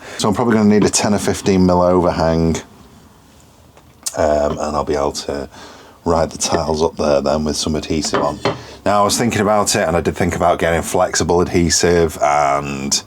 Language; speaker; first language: English; native; English